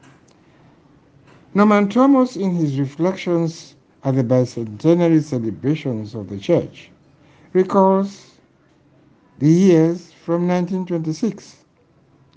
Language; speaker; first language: English; non-native, local second language; Krio